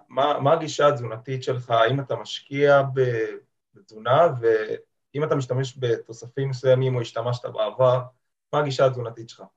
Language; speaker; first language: Hebrew; native; Hebrew